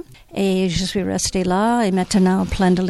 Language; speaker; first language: French; non-native, learner; English